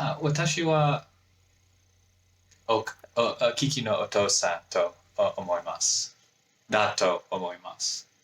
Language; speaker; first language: Japanese; non-native, learner; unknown